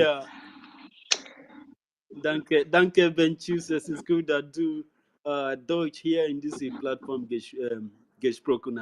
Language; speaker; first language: German; non-native, learner; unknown